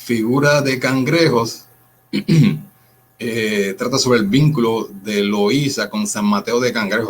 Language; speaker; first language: Spanish; native; Spanish